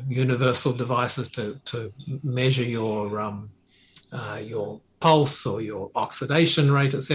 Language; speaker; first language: English; native; English